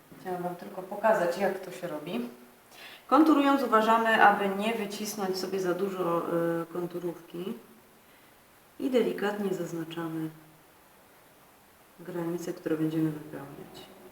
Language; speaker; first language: Polish; native; Polish